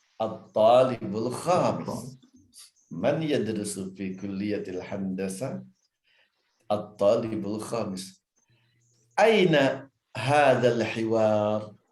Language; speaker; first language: Arabic; non-native, fluent; Indonesian